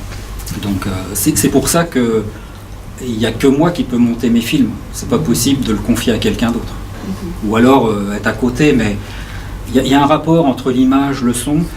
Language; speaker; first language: French; native; French